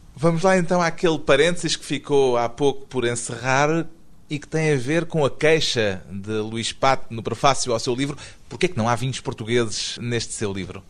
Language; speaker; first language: Portuguese; native; Portuguese